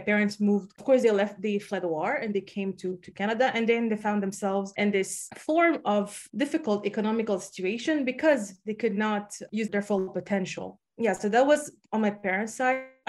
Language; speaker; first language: English; native; English